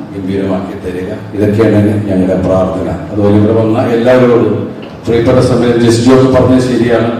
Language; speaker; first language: Malayalam; native; Malayalam